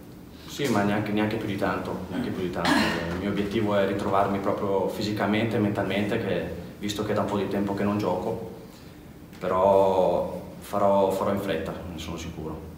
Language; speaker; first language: Italian; native; Italian